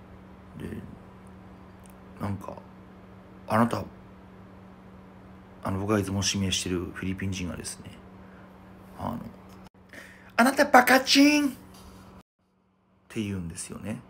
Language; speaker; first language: Japanese; native; Japanese